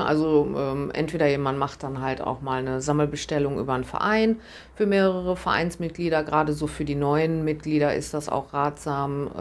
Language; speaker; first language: German; native; German